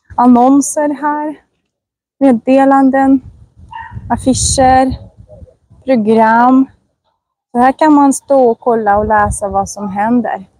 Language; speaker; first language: Swedish; non-native, fluent; Russian